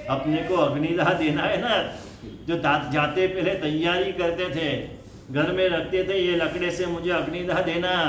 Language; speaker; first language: Hindi; non-native, local second language; Gujarati